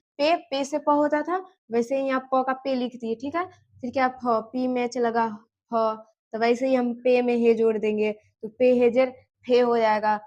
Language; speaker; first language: Hindi; native; Hindi